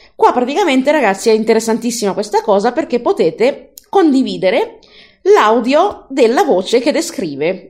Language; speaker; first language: Italian; native; Italian